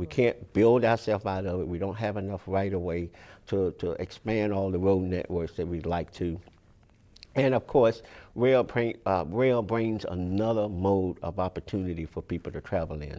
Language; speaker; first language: English; native; English